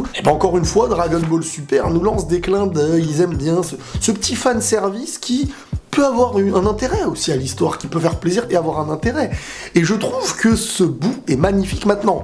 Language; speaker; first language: French; native; French